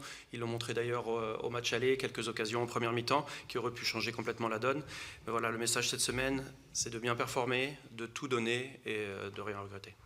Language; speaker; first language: French; native; French